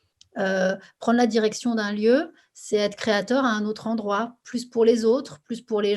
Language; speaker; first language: French; native; French